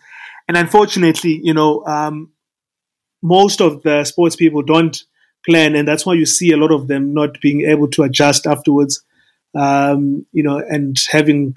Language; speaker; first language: English; non-native, local second language; Xhosa